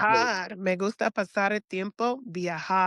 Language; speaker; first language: Spanish; non-native, learner; English